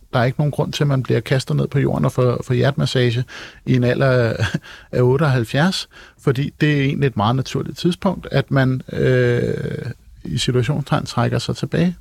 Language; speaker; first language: Danish; native; Danish